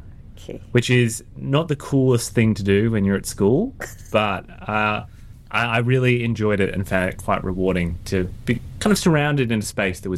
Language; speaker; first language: English; native; English